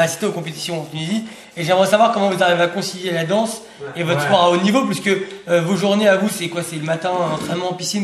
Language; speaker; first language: French; native; French